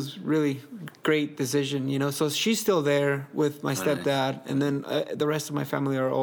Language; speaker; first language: English; early bilingual, other home language; Spanish